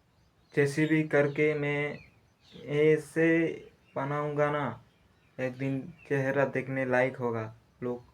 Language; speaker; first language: Hindi; non-native, local second language; Bangla